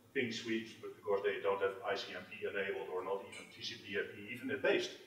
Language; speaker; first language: English; non-native, fluent; Dutch